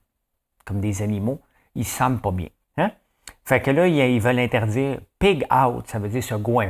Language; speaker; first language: French; native; French